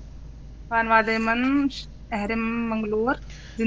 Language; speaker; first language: Persian; non-native, learner; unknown